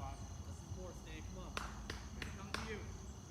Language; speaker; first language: English; native; English